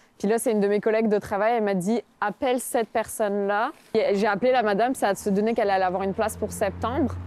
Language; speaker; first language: French; early bilingual, other home language; Polish